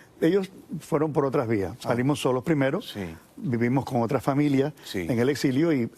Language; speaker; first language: Spanish; native; Spanish